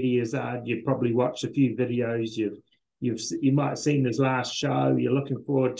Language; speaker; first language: English; native; English